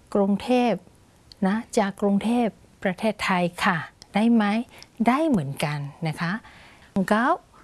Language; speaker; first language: Thai; native; Thai